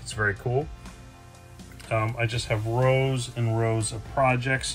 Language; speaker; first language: English; native; English